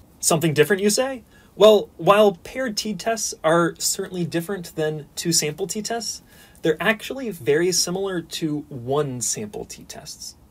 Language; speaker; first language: English; native; English